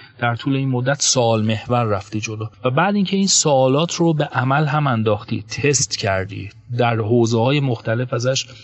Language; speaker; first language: Persian; native; Persian